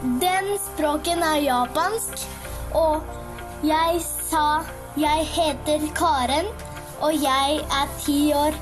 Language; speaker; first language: Norwegian; early bilingual, heritage; Japanese